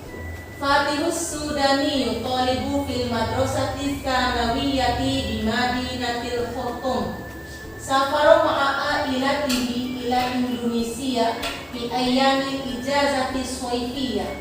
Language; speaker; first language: Arabic; non-native, fluent; Indonesian